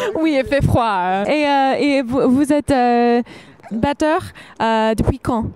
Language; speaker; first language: French; non-native, fluent; English